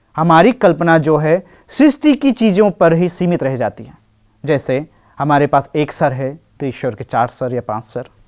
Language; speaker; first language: Hindi; native; Hindi